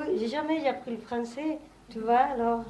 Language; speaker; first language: French; non-native, learner; Spanish